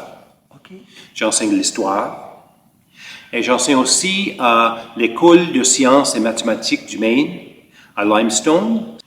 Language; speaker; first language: French; early bilingual, heritage; French